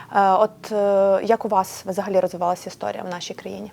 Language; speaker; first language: Ukrainian; native; Ukrainian